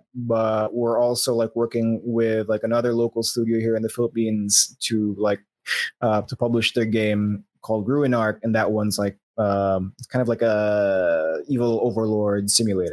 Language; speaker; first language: English; non-native, local second language; Filipino